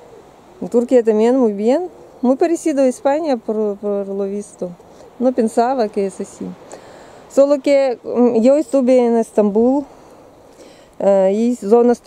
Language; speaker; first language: Spanish; non-native, learner; Russian